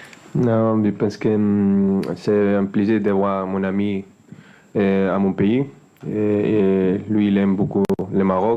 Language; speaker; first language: French; non-native, fluent; Spanish